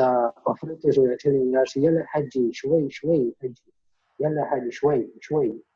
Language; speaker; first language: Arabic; non-native, learner; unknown